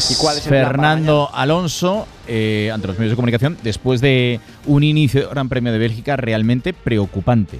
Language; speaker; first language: Spanish; native; Spanish